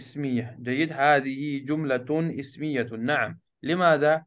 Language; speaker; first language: Arabic; non-native, fluent; Urdu